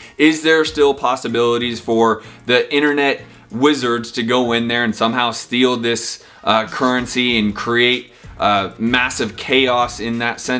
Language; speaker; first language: English; native; English